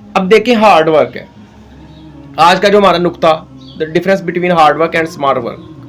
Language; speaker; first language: Urdu; non-native, local second language; Punjabi